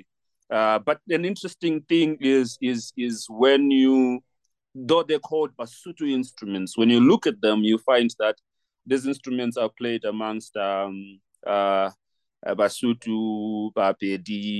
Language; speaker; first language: English; non-native, local second language; Shona